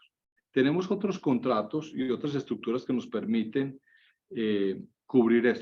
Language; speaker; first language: Spanish; native; Spanish